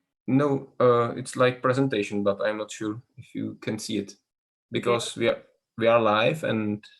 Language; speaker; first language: English; non-native, learner; Czech